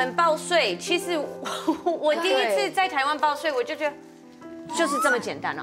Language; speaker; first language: Chinese; non-native, fluent; Thai